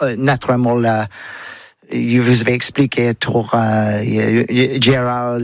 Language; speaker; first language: French; non-native, learner; English